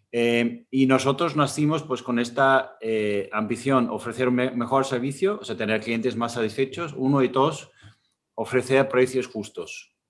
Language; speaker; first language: Spanish; non-native, fluent; German